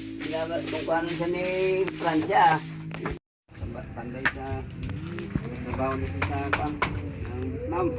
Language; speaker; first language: Filipino; non-native, local second language; Cebuano